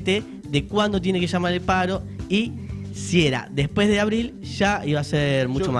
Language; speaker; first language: Spanish; native; Spanish